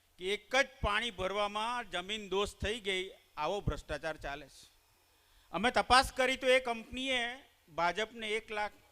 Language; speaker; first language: Gujarati; native; Gujarati